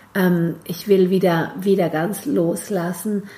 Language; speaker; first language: German; non-native, fluent; Spanish